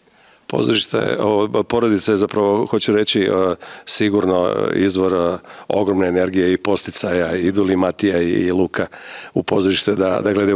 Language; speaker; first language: Serbian; native; Serbian